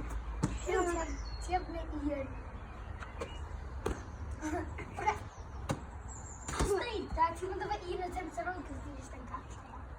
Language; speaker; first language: Welsh; native; Welsh